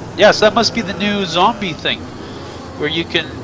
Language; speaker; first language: English; native; English